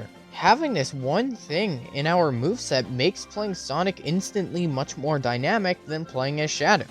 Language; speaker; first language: English; native; English